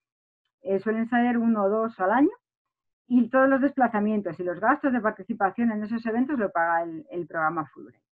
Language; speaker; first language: Spanish; native; Spanish